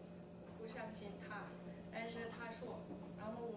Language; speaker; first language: Chinese; early bilingual, heritage; English